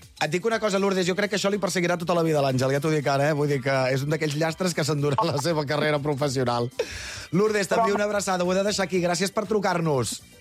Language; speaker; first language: Catalan; native; Catalan